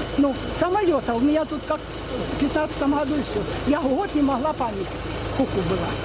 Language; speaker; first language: Russian; native; Russian